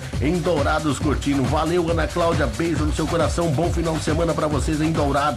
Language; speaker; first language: Portuguese; native; Portuguese